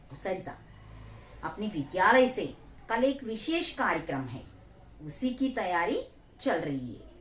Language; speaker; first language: Hindi; non-native, local second language; Telugu